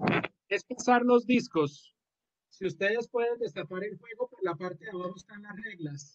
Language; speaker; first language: Spanish; native; Spanish